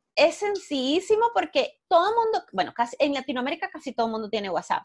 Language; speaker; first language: Spanish; native; Spanish